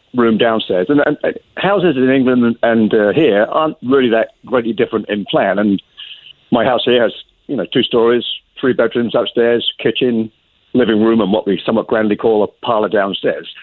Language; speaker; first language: English; native; English